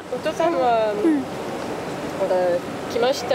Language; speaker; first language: Japanese; non-native, learner; French